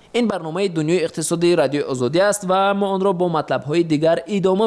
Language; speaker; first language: Persian; native; Persian